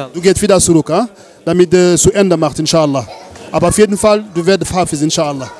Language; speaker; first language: German; non-native, learner; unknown